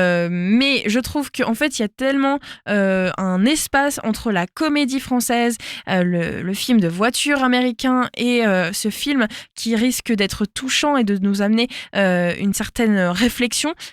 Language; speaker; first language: French; native; French